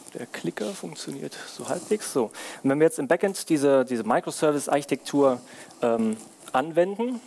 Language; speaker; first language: German; native; German